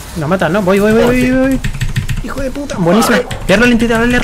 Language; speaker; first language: Spanish; native; Spanish